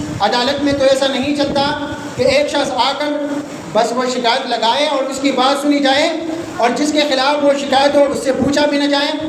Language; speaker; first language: Urdu; non-native, local second language; Pashto